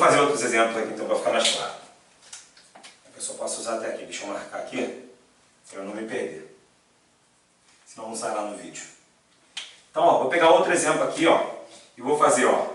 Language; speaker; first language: Portuguese; native; Portuguese